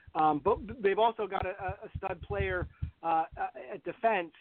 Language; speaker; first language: English; native; English